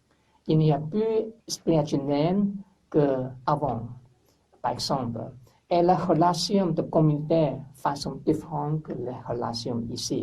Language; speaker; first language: French; non-native, learner; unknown